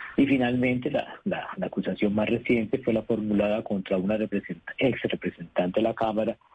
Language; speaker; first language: Spanish; native; Spanish